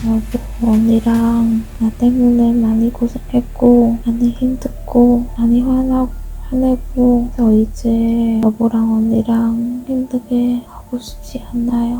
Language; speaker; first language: Korean; non-native, learner; Vietnamese